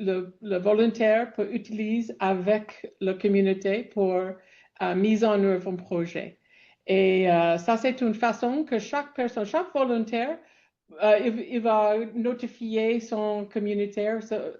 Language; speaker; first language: French; non-native, fluent; English